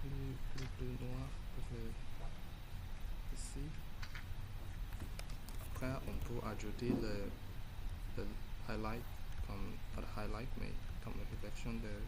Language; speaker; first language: French; non-native, learner; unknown